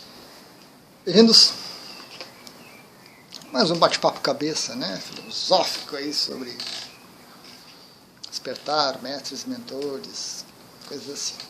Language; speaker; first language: Portuguese; native; Portuguese